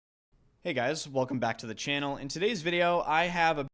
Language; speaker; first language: English; native; English